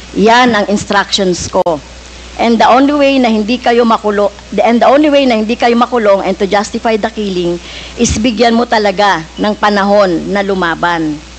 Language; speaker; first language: Filipino; native; Filipino